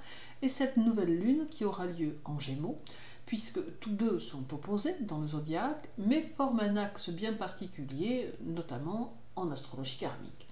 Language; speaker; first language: French; native; French